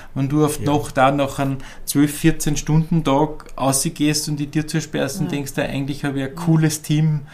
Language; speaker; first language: German; native; German